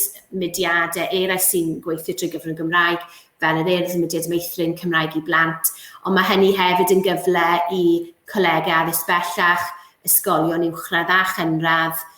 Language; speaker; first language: Welsh; native; Welsh